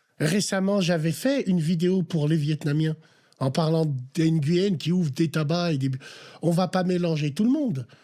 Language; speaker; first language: French; early bilingual, other home language; Arabic